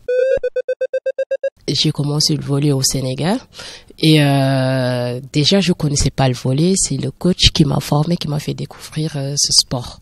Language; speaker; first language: French; non-native, local second language; Wolof